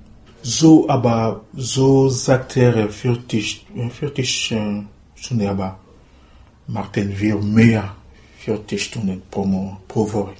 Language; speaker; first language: German; non-native, learner; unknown